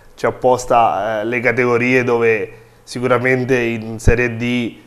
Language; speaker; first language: Italian; native; Italian